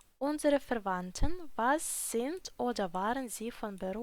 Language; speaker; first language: German; non-native, fluent; Ukrainian